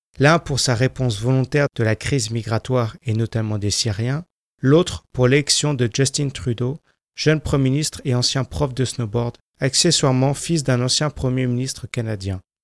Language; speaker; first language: French; native; French